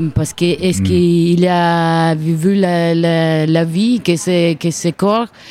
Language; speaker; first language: French; non-native, learner; Italian